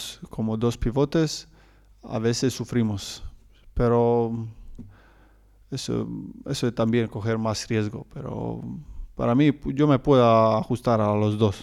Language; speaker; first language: Spanish; non-native, learner; Croatian